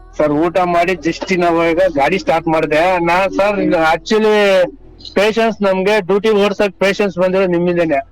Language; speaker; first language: Kannada; non-native, local second language; Telugu